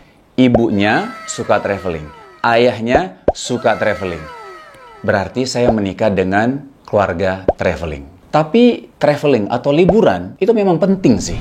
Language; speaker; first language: Indonesian; native; Indonesian